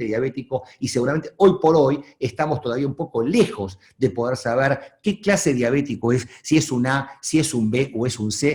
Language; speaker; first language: Spanish; native; Spanish